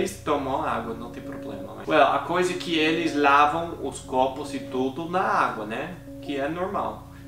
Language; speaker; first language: Portuguese; non-native, fluent; English